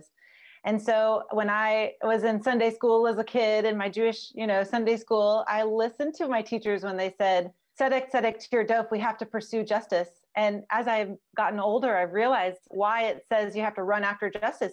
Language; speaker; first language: English; native; English